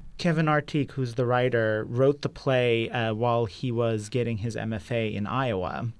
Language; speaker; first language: English; non-native, fluent; Turkish